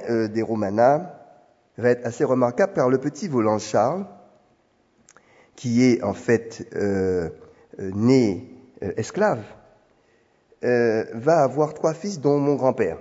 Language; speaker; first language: French; native; French